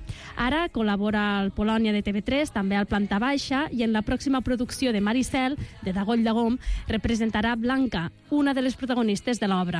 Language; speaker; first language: Catalan; native; Catalan